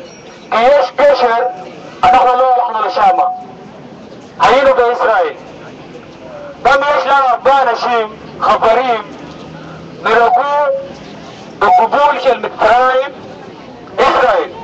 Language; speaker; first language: Hebrew; non-native, learner; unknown